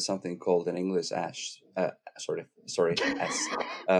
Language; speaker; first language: English; non-native, fluent; Icelandic